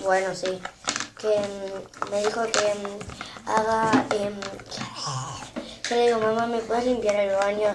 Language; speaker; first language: Spanish; native; Spanish